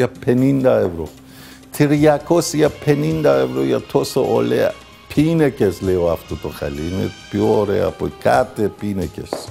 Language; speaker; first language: Greek; non-native, learner; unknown